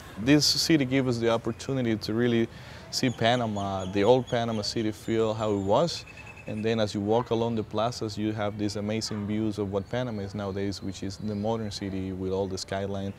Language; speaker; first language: English; non-native, fluent; Spanish